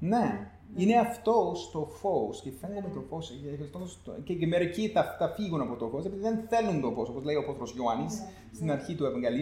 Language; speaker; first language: Greek; non-native, fluent; English